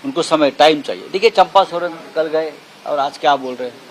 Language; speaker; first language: Hindi; non-native, local second language; Marathi